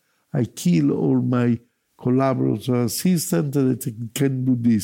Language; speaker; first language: English; non-native, learner; Italian